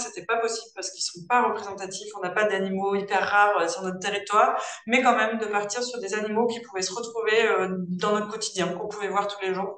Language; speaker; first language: French; native; French